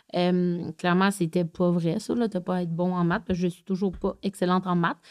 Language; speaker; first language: French; native; French